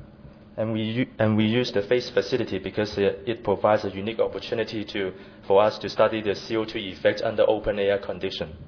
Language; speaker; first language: English; non-native, fluent; Chinese